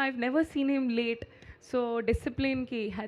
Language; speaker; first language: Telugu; non-native, learner; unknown